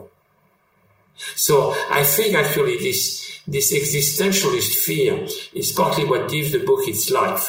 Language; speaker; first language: English; non-native, fluent; French